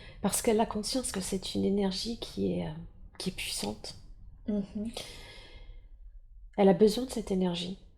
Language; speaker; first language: French; native; French